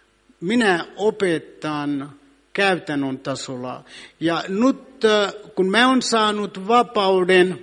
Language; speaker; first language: Finnish; non-native, fluent; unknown